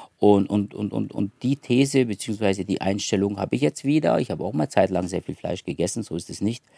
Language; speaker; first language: German; early bilingual, other home language; Turkish